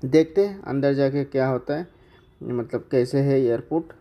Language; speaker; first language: Hindi; non-native, local second language; Bangla